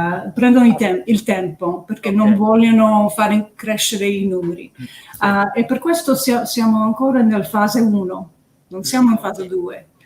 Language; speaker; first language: Italian; early bilingual, heritage; English